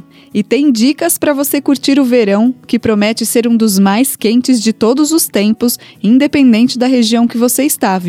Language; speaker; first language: Portuguese; native; Portuguese